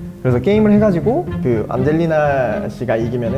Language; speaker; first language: Korean; native; Korean